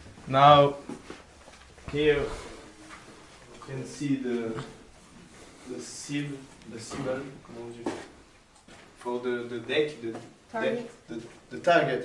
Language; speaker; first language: English; non-native, learner; French